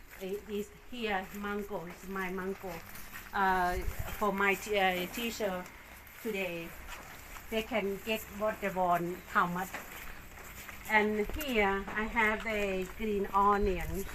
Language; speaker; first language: English; non-native, learner; Thai